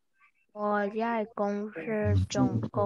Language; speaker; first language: Chinese; non-native, learner; Burmese